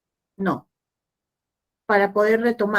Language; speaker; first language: Spanish; native; Spanish